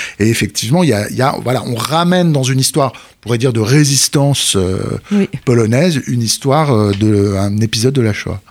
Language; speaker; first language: French; native; French